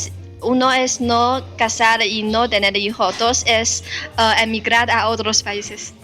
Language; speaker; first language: Spanish; non-native, learner; Chinese